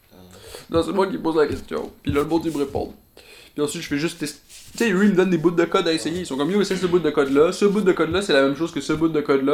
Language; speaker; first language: French; native; French